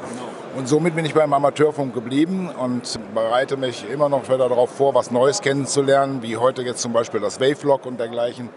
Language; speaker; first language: German; native; German